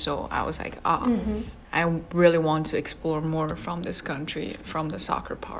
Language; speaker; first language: English; non-native, fluent; Chinese